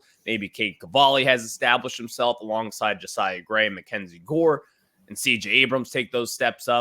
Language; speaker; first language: English; native; English